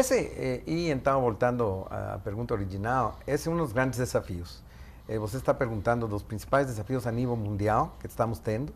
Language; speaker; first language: Portuguese; non-native, fluent; Spanish